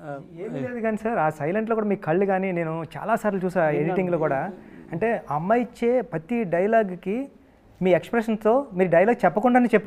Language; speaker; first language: Telugu; native; Telugu